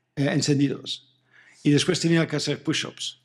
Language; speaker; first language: Spanish; non-native, fluent; French